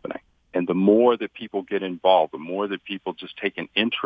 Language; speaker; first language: English; native; English